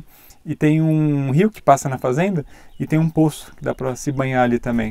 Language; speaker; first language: Portuguese; native; Portuguese